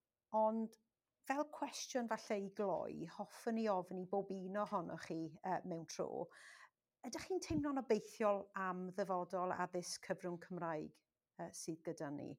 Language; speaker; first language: Welsh; non-native, local second language; English